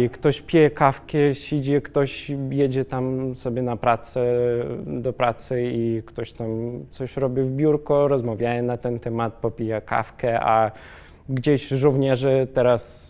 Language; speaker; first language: Polish; non-native, learner; Russian